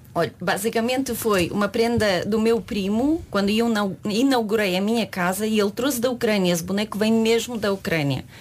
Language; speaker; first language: Portuguese; non-native, fluent; Ukrainian